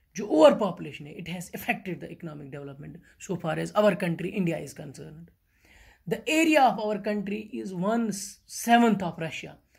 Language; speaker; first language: Hindi; non-native, local second language; Kashmiri